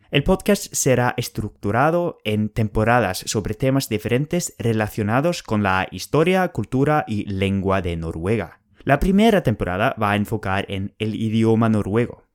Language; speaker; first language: Spanish; non-native, fluent; Norwegian